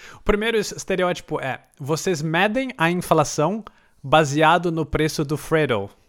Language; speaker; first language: Portuguese; native; Portuguese